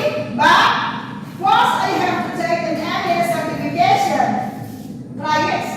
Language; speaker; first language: English; non-native, learner; Indonesian